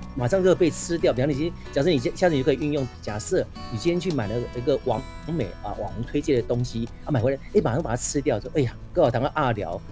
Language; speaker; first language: Chinese; non-native, local second language; Min Nan Chinese